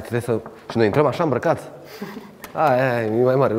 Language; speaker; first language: Romanian; native; Romanian